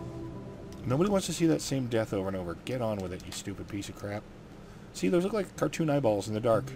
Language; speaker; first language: English; native; English